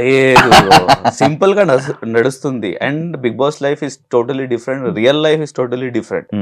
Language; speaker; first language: Telugu; non-native, learner; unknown